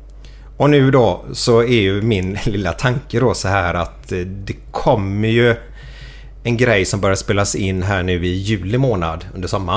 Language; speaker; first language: Swedish; native; Swedish